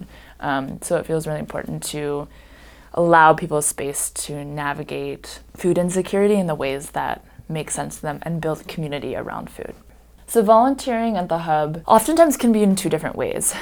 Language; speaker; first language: English; native; English